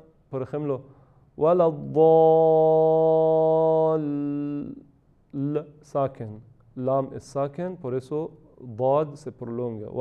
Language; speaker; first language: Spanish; non-native, fluent; Persian